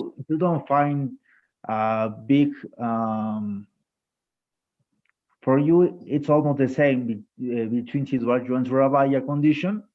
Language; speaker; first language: English; non-native, fluent; Spanish